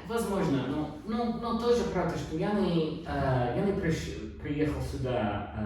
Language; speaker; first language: Russian; non-native, learner; English